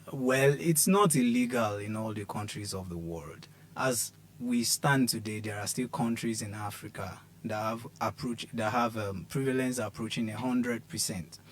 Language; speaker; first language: English; non-native, local second language; Yoruba